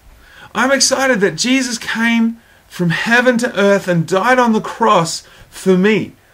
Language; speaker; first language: English; native; English